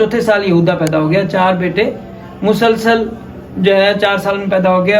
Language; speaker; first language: Urdu; native; Urdu